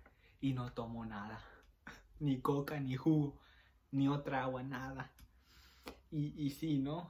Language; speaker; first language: Spanish; early bilingual, heritage; Spanish